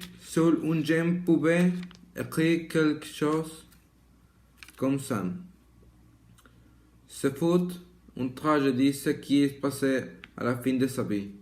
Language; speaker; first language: French; non-native, learner; Spanish